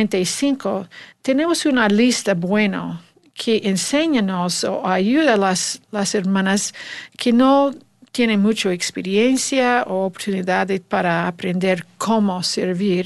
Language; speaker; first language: Spanish; non-native, learner; English